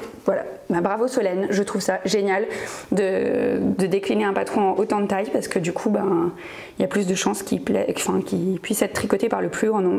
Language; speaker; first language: French; native; French